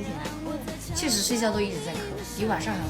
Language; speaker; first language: Chinese; native; Chinese